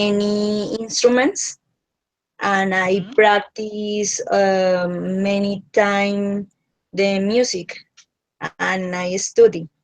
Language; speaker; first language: English; non-native, learner; Spanish